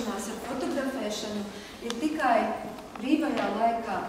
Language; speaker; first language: Latvian; native; Latvian